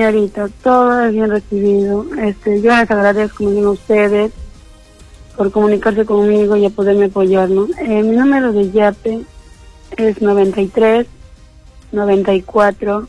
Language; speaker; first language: Spanish; native; Spanish